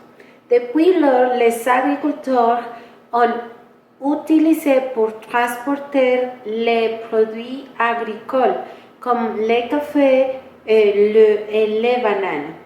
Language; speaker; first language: French; non-native, learner; Spanish